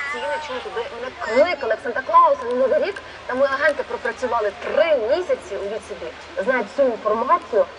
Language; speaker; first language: Ukrainian; native; Ukrainian